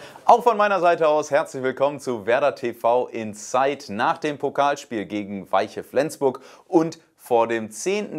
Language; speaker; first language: German; native; German